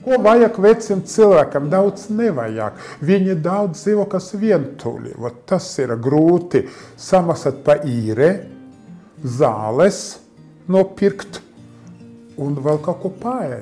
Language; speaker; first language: Latvian; non-native, local second language; Russian